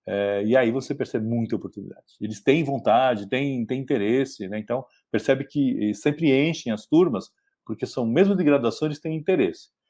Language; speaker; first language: Portuguese; native; Portuguese